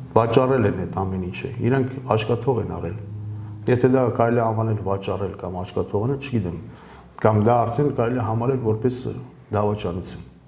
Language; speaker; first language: Armenian; early bilingual, heritage; Armenian